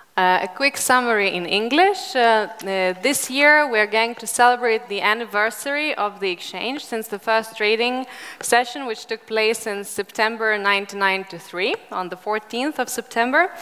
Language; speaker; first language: English; non-native, fluent; Lithuanian